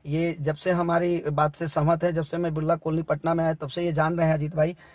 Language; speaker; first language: Hindi; native; Hindi